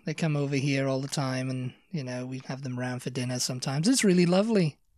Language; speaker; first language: English; native; English